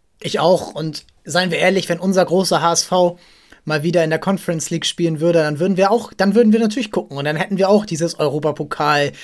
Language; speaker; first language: German; native; German